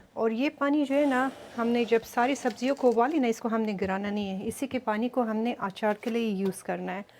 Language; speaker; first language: Urdu; native; Urdu